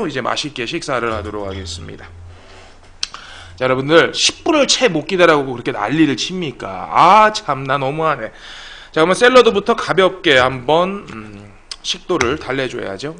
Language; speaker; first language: Korean; native; Korean